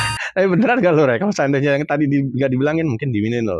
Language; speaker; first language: Indonesian; native; Indonesian